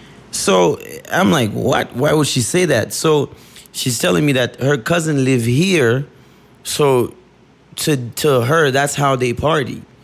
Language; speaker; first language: English; early bilingual, other home language; Haitian Creole